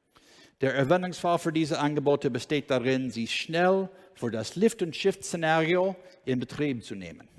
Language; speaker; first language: German; non-native, learner; English